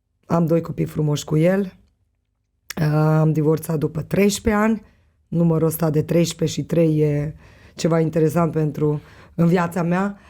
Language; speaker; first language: Romanian; non-native, local second language; Hungarian